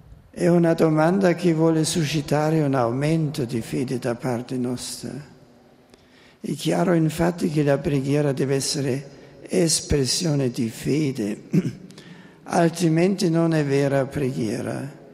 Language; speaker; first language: Italian; non-native, fluent; German